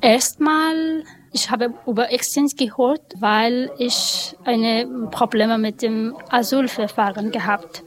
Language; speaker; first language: German; non-native, learner; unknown